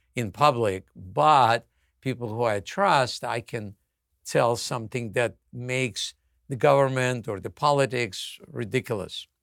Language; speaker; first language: English; non-native, fluent; Russian